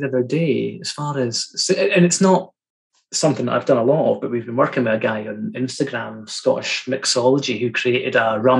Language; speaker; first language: English; native; English